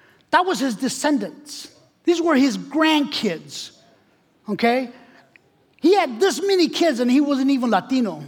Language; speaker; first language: English; early bilingual, other home language; Spanish